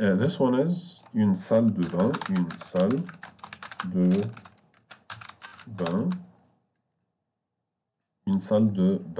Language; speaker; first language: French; non-native, fluent; Arabic